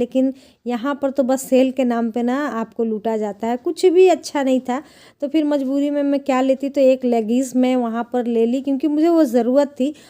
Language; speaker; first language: Hindi; non-native, local second language; Bangla